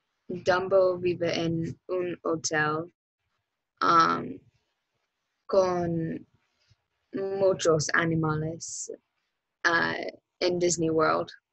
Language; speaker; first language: Spanish; non-native, learner; English